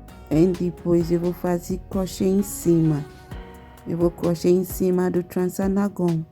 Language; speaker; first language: Portuguese; non-native, learner; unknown